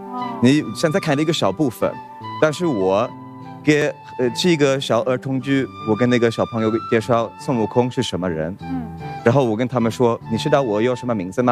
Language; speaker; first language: Chinese; non-native, fluent; Swedish